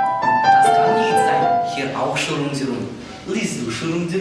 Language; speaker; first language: German; non-native, learner; Russian